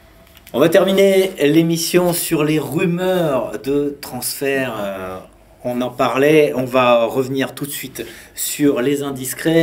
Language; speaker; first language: French; native; French